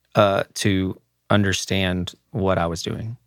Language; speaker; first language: English; native; English